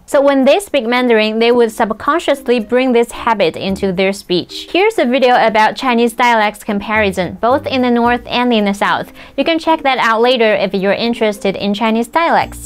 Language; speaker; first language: English; non-native, fluent; Chinese